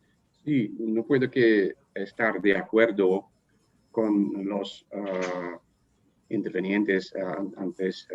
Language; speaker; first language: Spanish; non-native, fluent; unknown